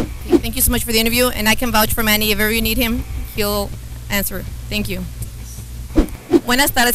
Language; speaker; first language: English; early bilingual, other home language; Spanish